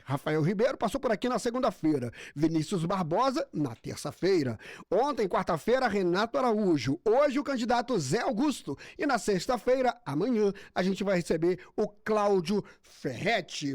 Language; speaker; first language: Portuguese; native; Portuguese